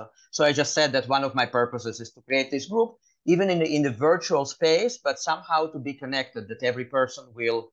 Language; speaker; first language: English; non-native, fluent; Hebrew